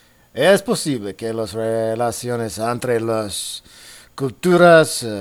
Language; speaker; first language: Spanish; non-native, fluent; English